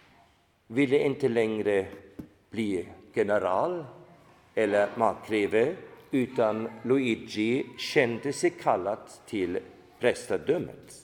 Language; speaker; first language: Swedish; non-native, fluent; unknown